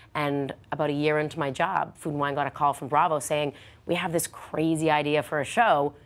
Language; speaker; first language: English; native; English